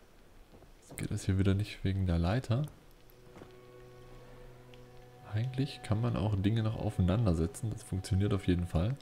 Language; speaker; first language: German; native; German